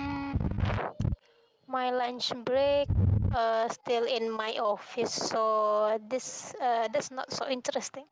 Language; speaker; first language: English; non-native, learner; Indonesian